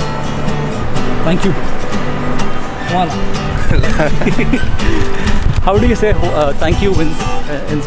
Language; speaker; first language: English; non-native, local second language; Hindi